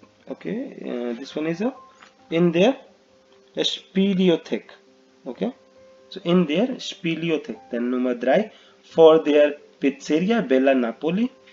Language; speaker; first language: English; non-native, local second language; Hindi